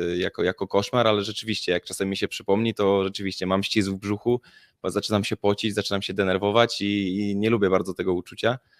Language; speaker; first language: Polish; native; Polish